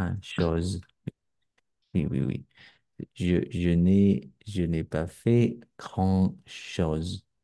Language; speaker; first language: French; non-native, learner; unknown